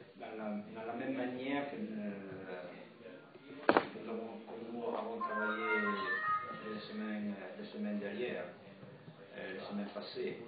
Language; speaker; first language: French; non-native, fluent; Italian